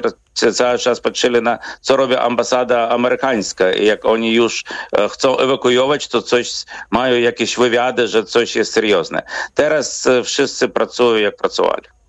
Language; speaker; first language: Polish; non-native, fluent; Ukrainian